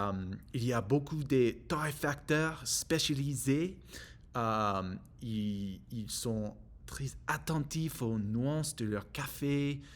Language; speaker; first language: French; non-native, learner; English